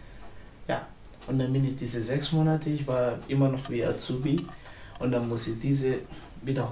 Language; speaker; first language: German; non-native, learner; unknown